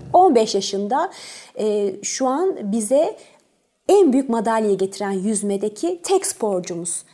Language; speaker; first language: Turkish; early bilingual, other home language; French